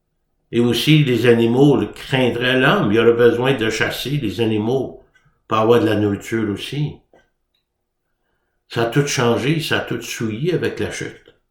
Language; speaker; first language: French; native; French